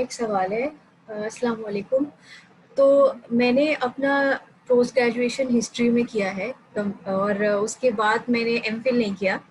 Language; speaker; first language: Hindi; native; Hindi